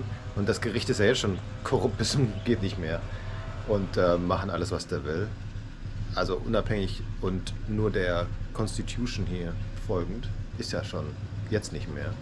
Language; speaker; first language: German; native; German